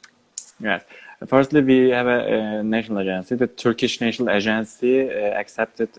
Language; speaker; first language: English; non-native, learner; Turkish